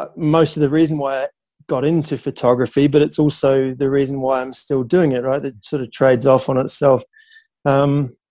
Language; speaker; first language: English; native; English